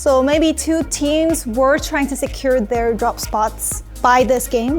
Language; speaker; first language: English; non-native, fluent; Korean